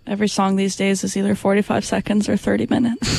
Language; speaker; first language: English; native; English